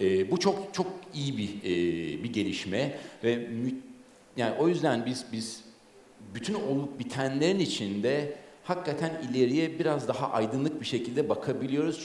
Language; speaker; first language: Turkish; native; Turkish